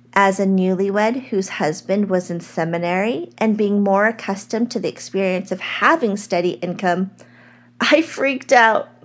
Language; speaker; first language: English; native; English